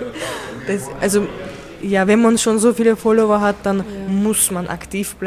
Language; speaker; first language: German; early bilingual, other home language; Turkish